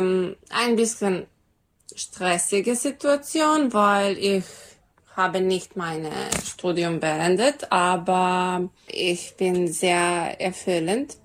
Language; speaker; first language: German; non-native, fluent; Serbian